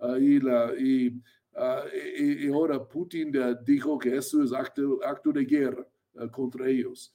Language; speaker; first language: Spanish; non-native, fluent; English